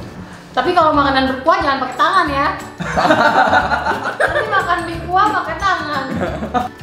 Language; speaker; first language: Indonesian; native; Indonesian